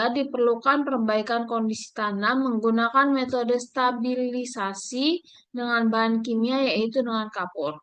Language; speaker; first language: Indonesian; native; Indonesian